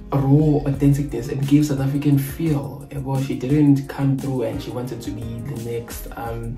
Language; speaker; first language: English; non-native, local second language; Zulu